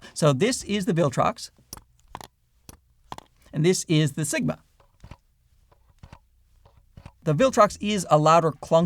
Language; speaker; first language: English; native; English